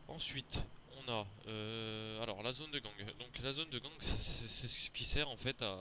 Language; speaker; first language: French; native; French